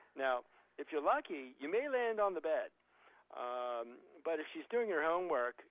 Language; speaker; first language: English; native; English